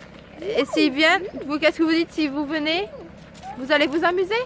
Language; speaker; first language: French; native; French